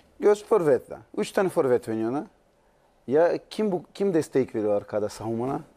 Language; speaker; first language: Turkish; non-native, learner; Portuguese